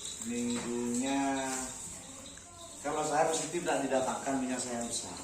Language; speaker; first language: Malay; non-native, local second language; Madurese